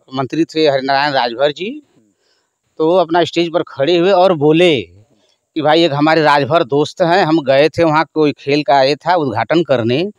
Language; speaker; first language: Hindi; native; Hindi